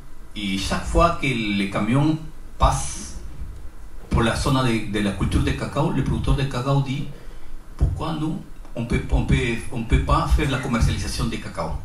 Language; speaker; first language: French; non-native, learner; Spanish